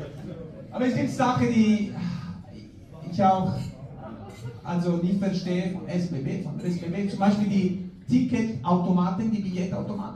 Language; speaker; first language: German; non-native, fluent; Spanish